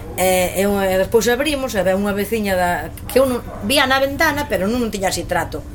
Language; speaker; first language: Galician; native; Galician